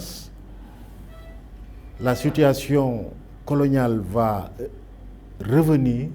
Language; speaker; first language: French; non-native, local second language; Wolof